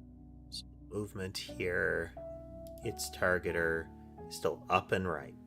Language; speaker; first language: English; native; English